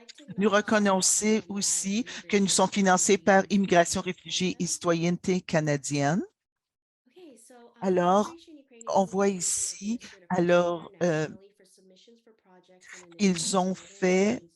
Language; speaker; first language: French; non-native, local second language; English